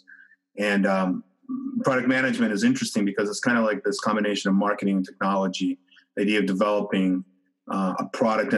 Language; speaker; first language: English; native; English